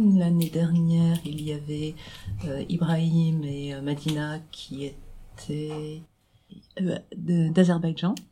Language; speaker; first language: French; native; French